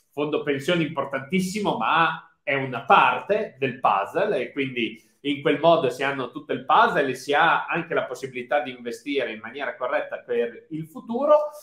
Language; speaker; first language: Italian; native; Italian